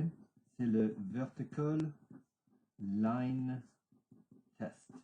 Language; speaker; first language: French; non-native, local second language; English